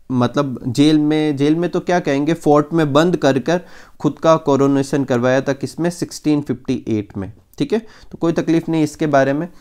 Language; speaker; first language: Hindi; native; Hindi